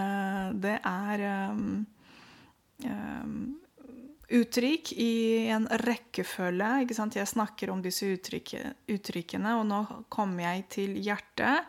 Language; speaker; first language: Norwegian; non-native, fluent; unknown